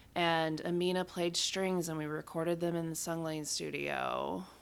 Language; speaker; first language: English; native; English